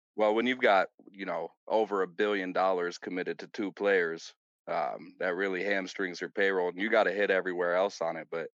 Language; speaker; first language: English; native; English